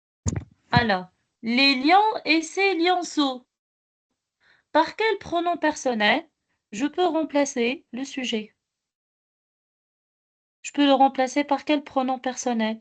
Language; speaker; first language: French; non-native, local second language; Arabic